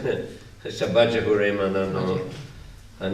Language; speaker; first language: Russian; non-native, fluent; English